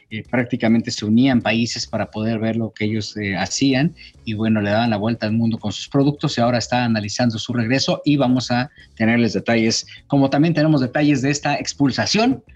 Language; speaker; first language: Spanish; native; Spanish